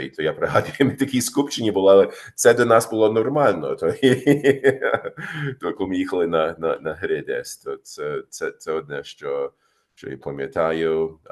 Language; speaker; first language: Ukrainian; early bilingual, heritage; Ukrainian